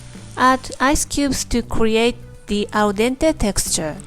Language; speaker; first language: English; non-native, fluent; Japanese